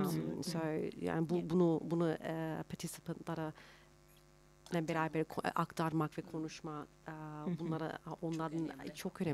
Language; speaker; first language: Turkish; early bilingual, heritage; Turkish